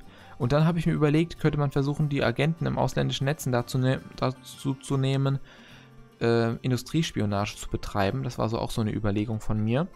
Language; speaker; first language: German; native; German